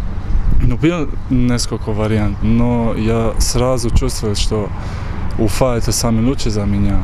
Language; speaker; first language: Russian; non-native, fluent; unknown